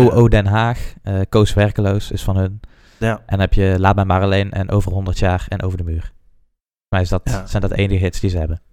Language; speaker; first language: Dutch; native; Dutch